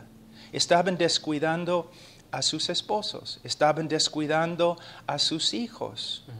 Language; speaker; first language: Spanish; non-native, fluent; English